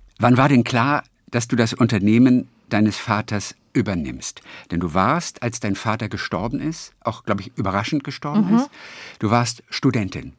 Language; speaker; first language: German; native; German